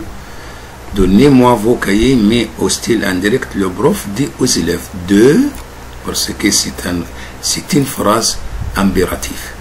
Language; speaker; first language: French; non-native, fluent; Arabic